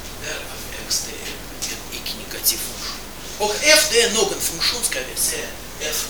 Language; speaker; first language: Swedish; non-native, fluent; Russian